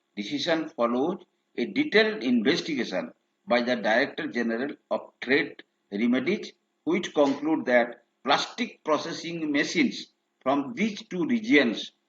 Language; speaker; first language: English; non-native, local second language; Bangla